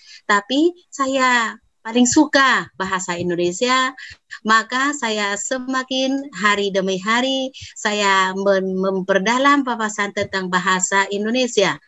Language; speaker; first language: Indonesian; non-native, fluent; Vietnamese